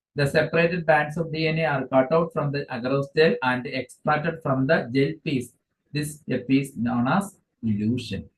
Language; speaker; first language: English; non-native, local second language; Malayalam